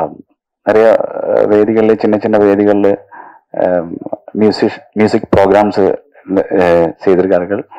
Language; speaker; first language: Tamil; non-native, learner; Malayalam